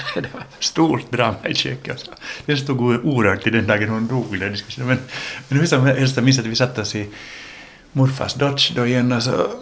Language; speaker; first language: Swedish; early bilingual, other home language; English